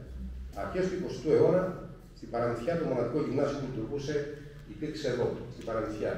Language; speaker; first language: Greek; native; Greek